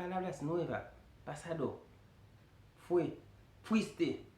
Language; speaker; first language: Spanish; non-native, fluent; Haitian Creole